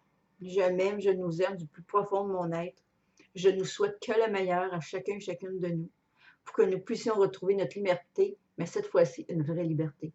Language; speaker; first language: French; native; French